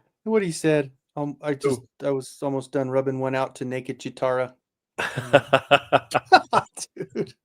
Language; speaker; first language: English; native; English